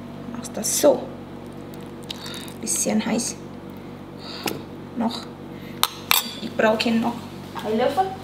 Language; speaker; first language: German; non-native, learner; Thai